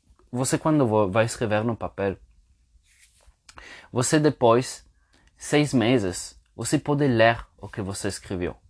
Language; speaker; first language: Portuguese; non-native, fluent; Spanish